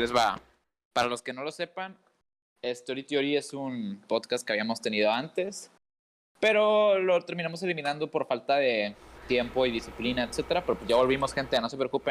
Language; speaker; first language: Spanish; native; Spanish